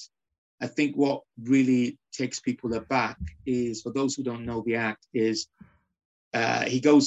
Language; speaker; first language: English; non-native, local second language; Yoruba